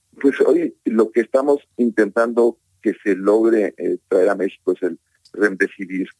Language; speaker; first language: Spanish; native; Spanish